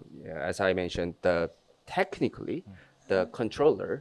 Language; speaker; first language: English; non-native, fluent; Korean